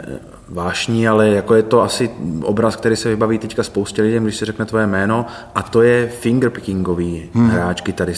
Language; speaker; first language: Czech; native; Czech